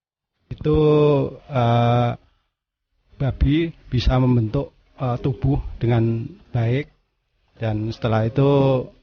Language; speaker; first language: Indonesian; non-native, local second language; Javanese